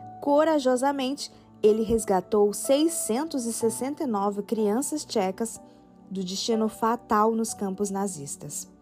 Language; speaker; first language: Portuguese; native; Portuguese